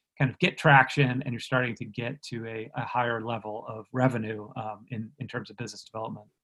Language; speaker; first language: English; native; English